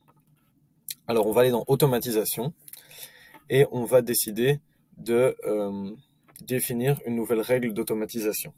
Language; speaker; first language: French; native; French